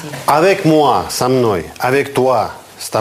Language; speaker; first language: French; non-native, fluent; Russian